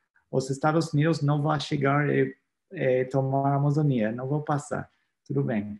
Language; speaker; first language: Portuguese; non-native, fluent; English